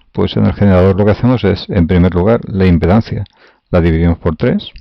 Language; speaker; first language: Spanish; native; Spanish